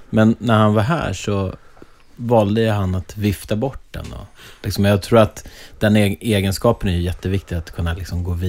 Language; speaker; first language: Swedish; native; Swedish